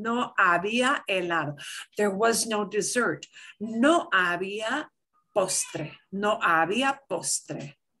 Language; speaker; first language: Spanish; non-native, fluent; English